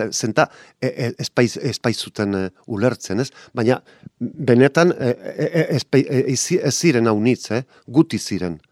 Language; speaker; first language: Basque; non-native, local second language; Spanish